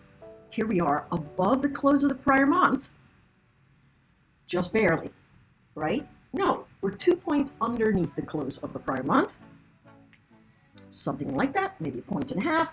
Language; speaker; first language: English; native; English